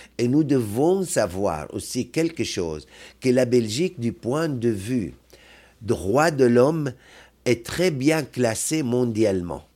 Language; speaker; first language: French; non-native, fluent; Arabic